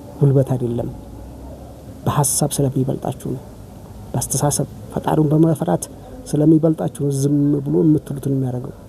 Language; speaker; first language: Amharic; native; Amharic